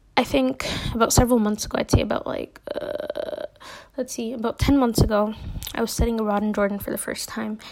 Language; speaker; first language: English; native; English